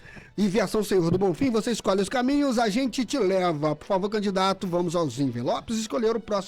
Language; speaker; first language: Portuguese; native; Portuguese